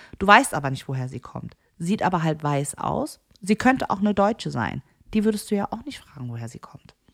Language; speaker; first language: German; early bilingual, other home language; Korean